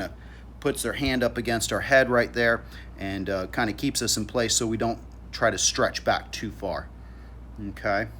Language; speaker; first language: English; native; English